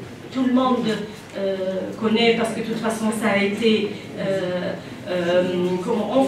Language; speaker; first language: French; non-native, local second language; Arabic